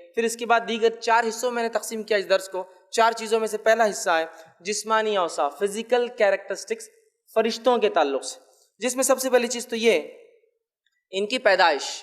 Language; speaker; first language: Urdu; native; Urdu